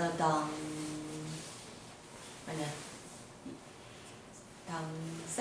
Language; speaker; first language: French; non-native, learner; Korean